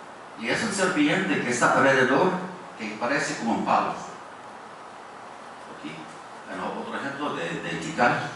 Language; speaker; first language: Spanish; non-native, fluent; English